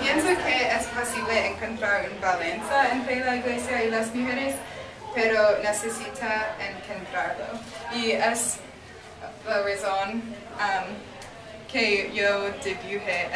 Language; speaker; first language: Spanish; non-native, learner; English